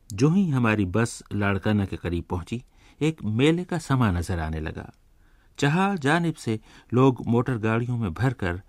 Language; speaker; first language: Urdu; native; Urdu